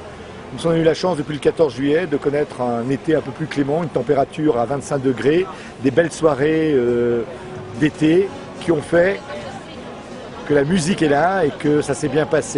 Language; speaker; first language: French; native; French